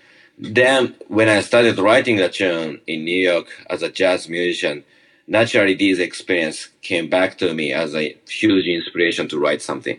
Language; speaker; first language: English; non-native, learner; Japanese